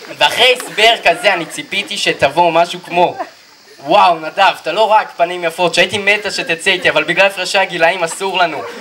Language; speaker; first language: Hebrew; native; Hebrew